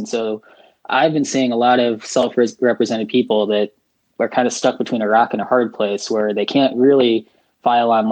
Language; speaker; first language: English; native; English